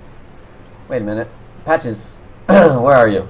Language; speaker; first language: English; native; English